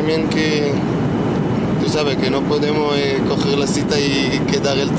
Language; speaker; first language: Spanish; early bilingual, heritage; Hebrew